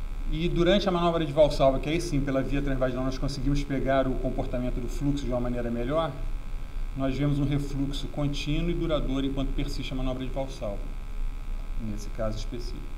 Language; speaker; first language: Portuguese; native; Portuguese